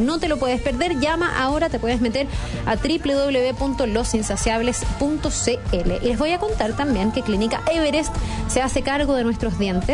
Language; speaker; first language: Spanish; native; Spanish